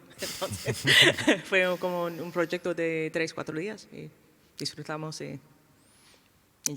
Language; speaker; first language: Spanish; non-native, fluent; English